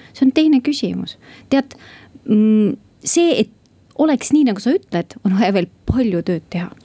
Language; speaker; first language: Estonian; non-native, local second language; Russian